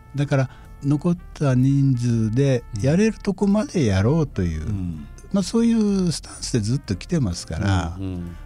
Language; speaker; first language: Japanese; native; Japanese